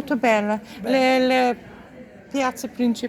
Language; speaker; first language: Italian; non-native, learner; English